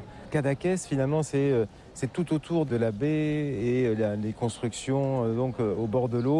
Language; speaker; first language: French; native; French